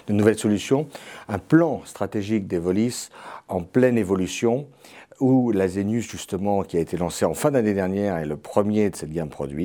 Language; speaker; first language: French; native; French